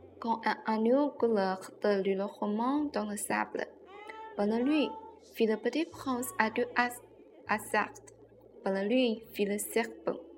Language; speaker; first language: French; non-native, learner; Chinese